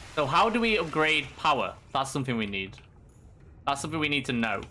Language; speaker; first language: English; native; English